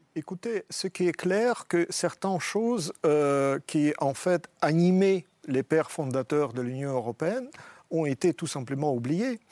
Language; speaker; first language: French; non-native, fluent; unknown